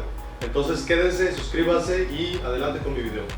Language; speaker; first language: Spanish; native; Spanish